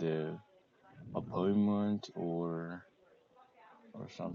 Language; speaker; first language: English; non-native, learner; Korean